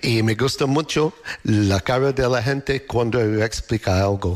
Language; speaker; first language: Spanish; non-native, fluent; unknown